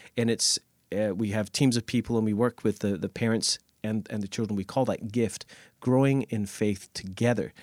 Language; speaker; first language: English; native; English